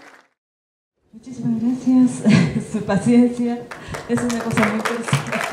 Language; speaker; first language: Spanish; non-native, learner; Japanese